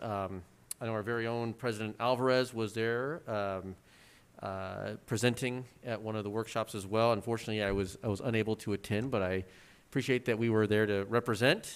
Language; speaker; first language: English; native; English